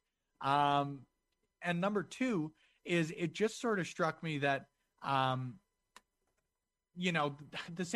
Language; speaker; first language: English; native; English